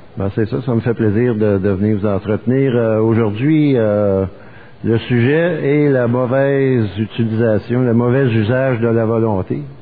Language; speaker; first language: French; native; French